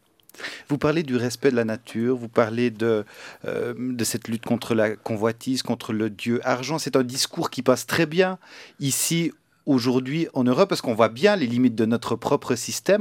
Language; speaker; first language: French; native; French